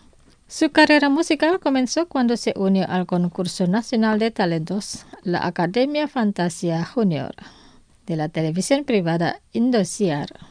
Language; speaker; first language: Spanish; non-native, fluent; Indonesian